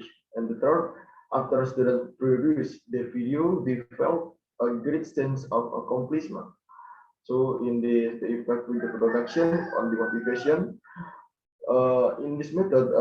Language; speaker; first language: English; non-native, learner; Indonesian